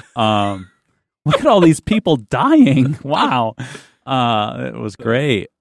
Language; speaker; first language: English; native; English